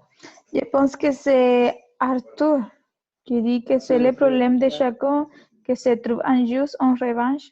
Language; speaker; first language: French; non-native, learner; Spanish